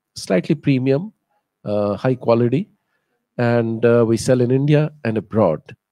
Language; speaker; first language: English; non-native, local second language; Hindi